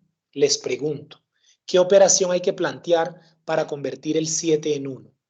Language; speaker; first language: Spanish; native; Spanish